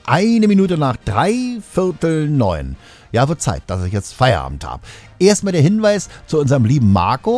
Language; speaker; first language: German; native; German